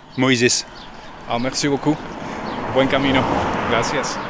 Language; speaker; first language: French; non-native, learner; Spanish